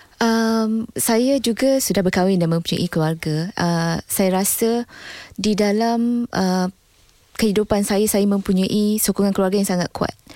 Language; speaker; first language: Malay; native; Malay